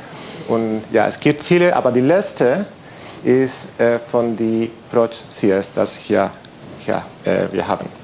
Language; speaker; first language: German; non-native, learner; Spanish